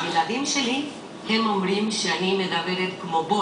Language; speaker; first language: Hebrew; non-native, fluent; Spanish